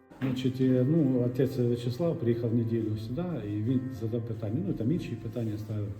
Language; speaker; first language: Ukrainian; non-native, local second language; Russian